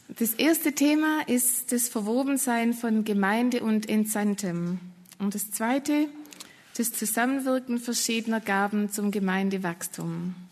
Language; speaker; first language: German; native; German